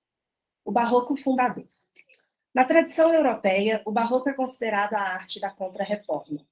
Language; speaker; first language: Portuguese; native; Portuguese